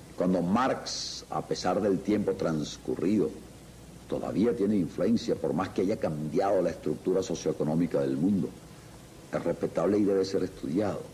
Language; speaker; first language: Spanish; native; Spanish